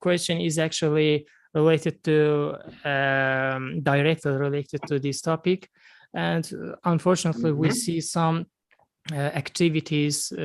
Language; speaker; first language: English; non-native, learner; Azerbaijani